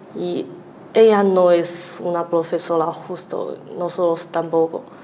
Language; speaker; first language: Spanish; non-native, learner; Chinese